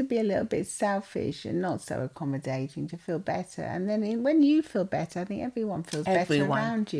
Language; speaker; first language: English; native; English